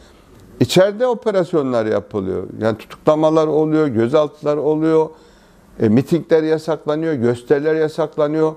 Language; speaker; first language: Turkish; native; Turkish